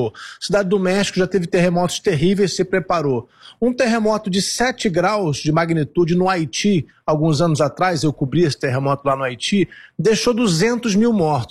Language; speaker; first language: Portuguese; native; Portuguese